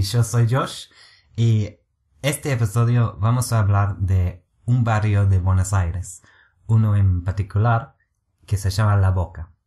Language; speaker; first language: Spanish; non-native, fluent; English